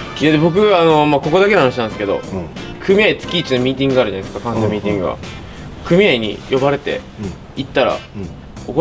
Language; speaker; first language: Japanese; native; Japanese